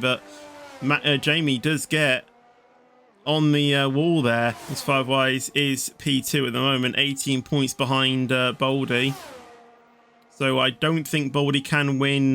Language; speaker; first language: English; native; English